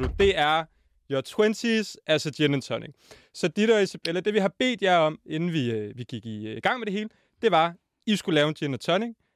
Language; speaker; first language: Danish; native; Danish